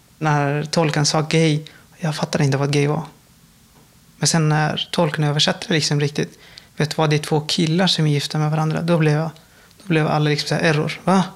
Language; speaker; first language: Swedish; non-native, fluent; Persian